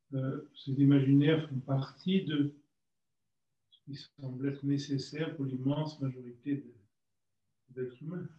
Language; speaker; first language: French; native; French